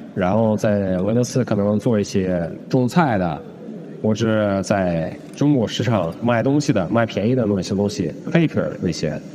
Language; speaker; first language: Chinese; non-native, fluent; Russian